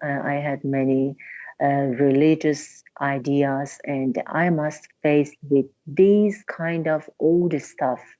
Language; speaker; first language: English; non-native, learner; Persian